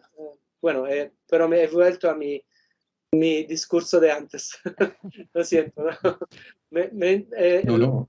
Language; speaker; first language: Spanish; non-native, fluent; Italian